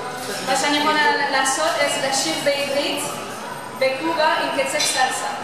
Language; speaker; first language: Hebrew; non-native, learner; French